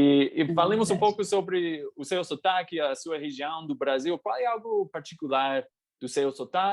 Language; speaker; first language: Portuguese; non-native, fluent; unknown